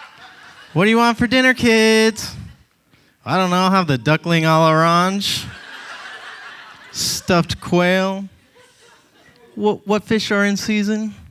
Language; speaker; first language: English; native; English